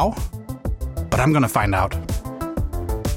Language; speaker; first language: English; non-native, fluent; Danish